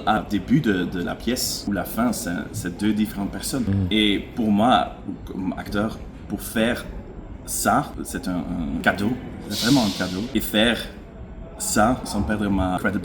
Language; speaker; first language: French; non-native, local second language; Dutch